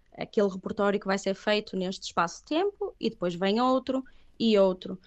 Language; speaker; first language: Portuguese; early bilingual, other home language; Catalan